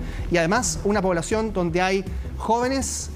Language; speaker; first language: Spanish; native; Spanish